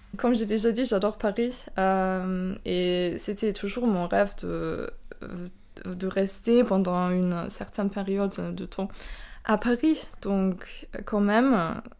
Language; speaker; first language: French; non-native, fluent; German